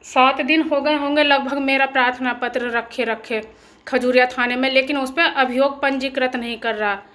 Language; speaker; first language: Hindi; native; Hindi